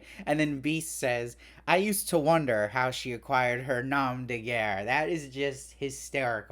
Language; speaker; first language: English; native; English